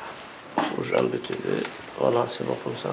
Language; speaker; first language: French; non-native, learner; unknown